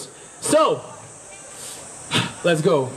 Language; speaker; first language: English; non-native, learner; Ukrainian